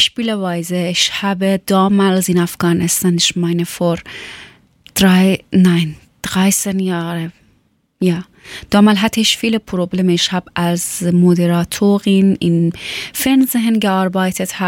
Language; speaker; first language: German; non-native, learner; Persian